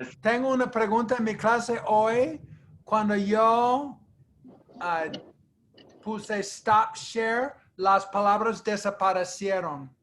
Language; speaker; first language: Spanish; non-native, fluent; English